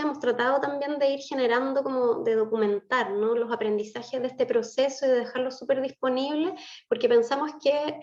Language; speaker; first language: Spanish; native; Spanish